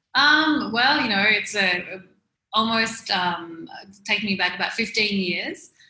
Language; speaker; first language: English; native; English